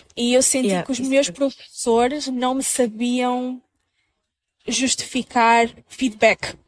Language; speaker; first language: Portuguese; native; Portuguese